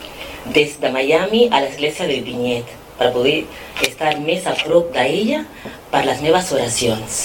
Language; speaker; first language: Catalan; non-native, fluent; Spanish